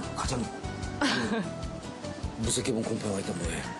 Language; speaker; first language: Korean; native; Korean